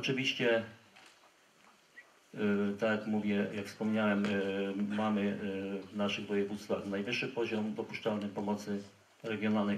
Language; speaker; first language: Polish; native; Polish